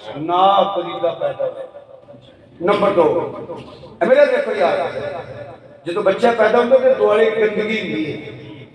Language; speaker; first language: Urdu; non-native, local second language; Punjabi